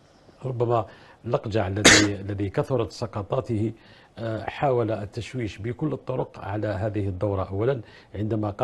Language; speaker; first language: Arabic; native; Arabic